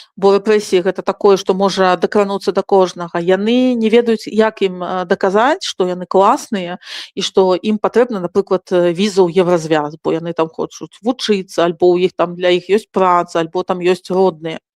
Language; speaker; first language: Belarusian; non-native, local second language; Russian